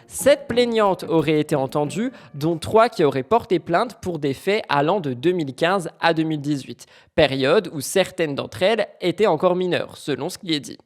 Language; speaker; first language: French; native; French